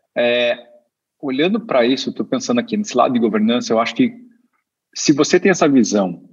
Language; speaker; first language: Portuguese; native; Portuguese